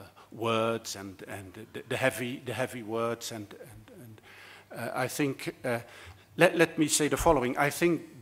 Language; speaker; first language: English; non-native, fluent; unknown